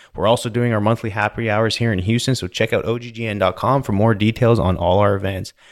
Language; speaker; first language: English; native; English